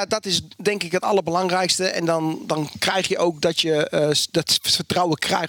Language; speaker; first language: Dutch; native; Dutch